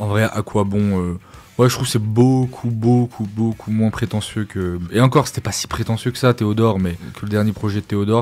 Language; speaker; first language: French; native; French